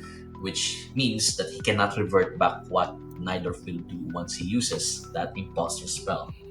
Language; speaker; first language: English; non-native, local second language; Filipino